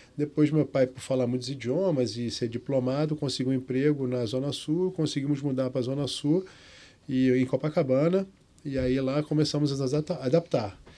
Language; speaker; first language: Portuguese; non-native, fluent; Arabic